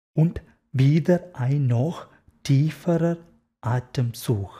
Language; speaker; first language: German; non-native, learner; Malayalam